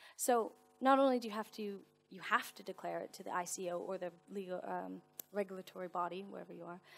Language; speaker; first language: English; native; English